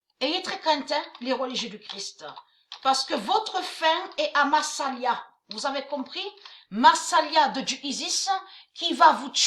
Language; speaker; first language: French; native; French